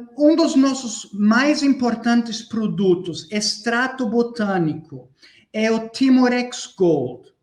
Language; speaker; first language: Portuguese; non-native, fluent; German